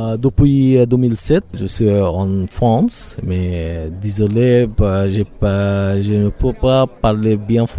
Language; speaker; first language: French; non-native, learner; Bangla